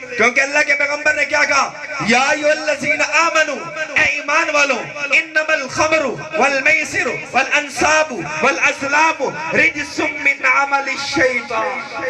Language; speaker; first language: Urdu; non-native, local second language; Punjabi